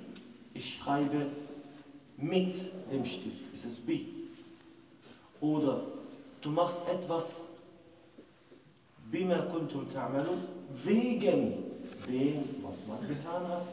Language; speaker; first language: German; non-native, fluent; Arabic